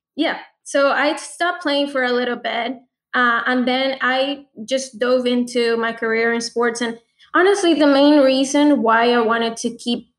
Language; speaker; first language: English; non-native, fluent; Spanish